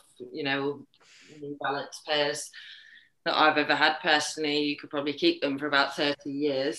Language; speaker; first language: English; native; English